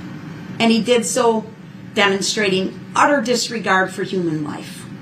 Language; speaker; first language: English; native; English